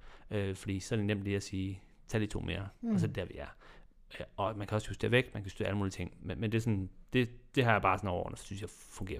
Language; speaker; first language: Danish; native; Danish